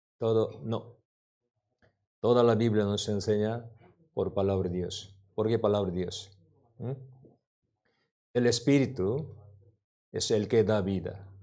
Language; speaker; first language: Spanish; non-native, learner; Korean